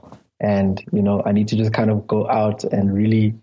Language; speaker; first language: English; non-native, local second language; Zulu